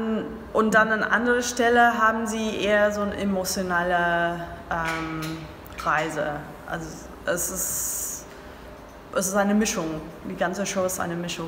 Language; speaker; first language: German; non-native, learner; English